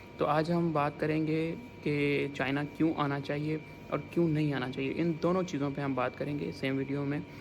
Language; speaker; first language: Urdu; non-native, local second language; Punjabi